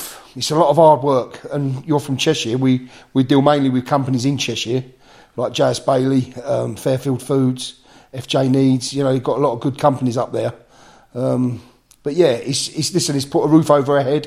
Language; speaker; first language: English; native; English